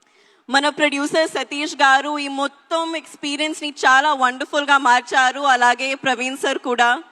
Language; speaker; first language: Telugu; non-native, learner; Hindi